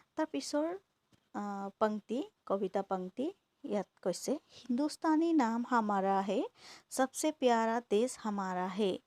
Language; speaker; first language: Hindi; non-native, local second language; Assamese